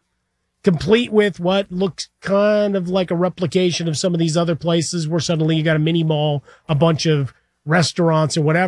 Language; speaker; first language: English; native; English